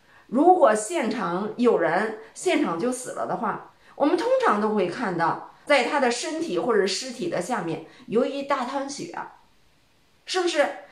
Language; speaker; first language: Chinese; native; Chinese